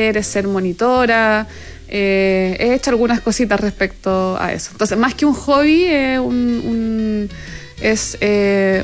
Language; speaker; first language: Spanish; native; Spanish